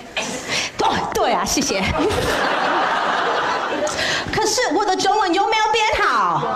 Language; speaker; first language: Chinese; non-native, fluent; English